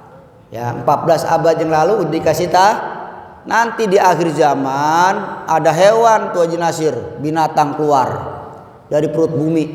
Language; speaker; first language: Indonesian; native; Indonesian